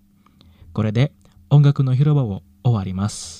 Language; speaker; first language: Japanese; non-native, fluent; Indonesian